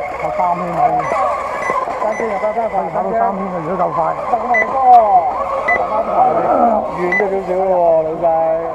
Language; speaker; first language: Cantonese; native; Cantonese